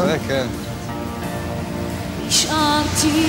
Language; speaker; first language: Hebrew; native; Hebrew